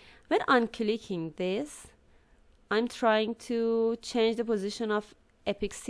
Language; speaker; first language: English; non-native, fluent; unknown